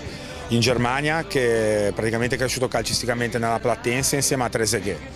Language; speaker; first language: Italian; native; Italian